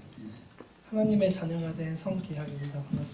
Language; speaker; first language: Korean; native; Korean